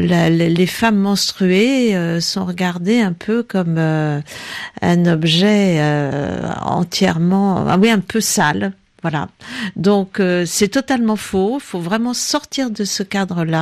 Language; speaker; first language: French; native; French